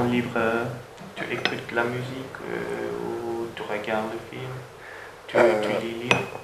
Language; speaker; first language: French; non-native, learner; Turkish